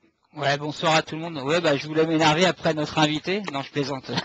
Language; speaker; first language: French; native; French